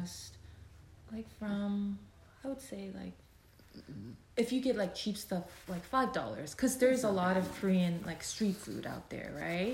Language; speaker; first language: English; non-native, fluent; Korean